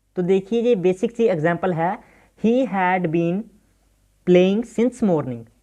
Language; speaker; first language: Hindi; non-native, local second language; Punjabi